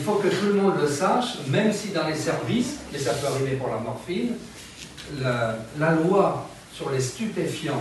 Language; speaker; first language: French; native; French